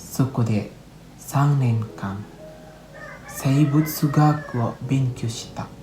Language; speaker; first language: Japanese; non-native, learner; Indonesian